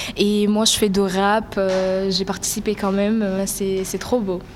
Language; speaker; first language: French; non-native, learner; Arabic